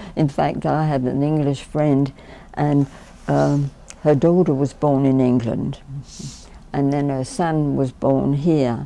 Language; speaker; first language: English; native; English